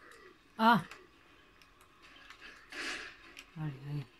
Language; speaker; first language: Spanish; native; Spanish